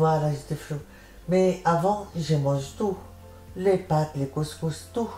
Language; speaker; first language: French; non-native, learner; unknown